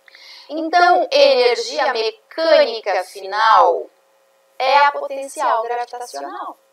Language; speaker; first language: Portuguese; native; Portuguese